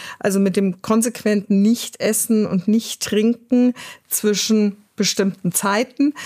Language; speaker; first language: German; native; German